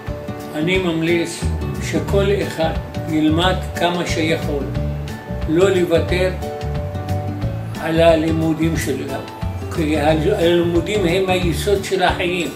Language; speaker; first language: Hebrew; non-native, fluent; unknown